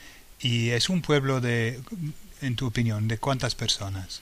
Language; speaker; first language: Spanish; non-native, fluent; English